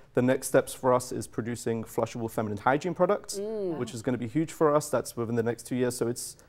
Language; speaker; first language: English; native; English